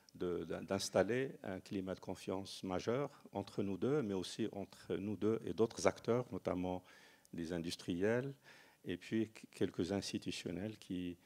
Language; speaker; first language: French; non-native, local second language; Arabic